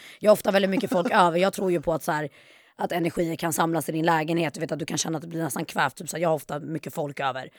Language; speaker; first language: Swedish; native; Swedish